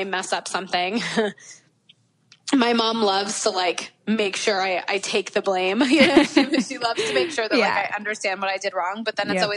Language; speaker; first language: English; native; English